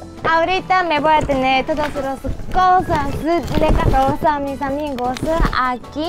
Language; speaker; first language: Spanish; non-native, learner; Japanese